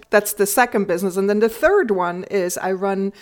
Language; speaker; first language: English; non-native, fluent; German